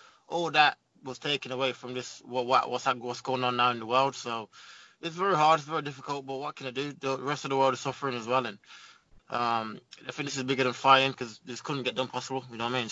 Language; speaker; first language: English; native; English